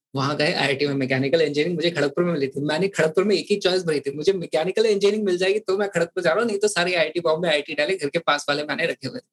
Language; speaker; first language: Hindi; native; Hindi